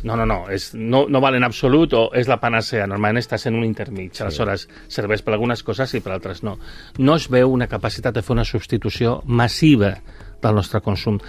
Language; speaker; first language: Catalan; non-native, local second language; Spanish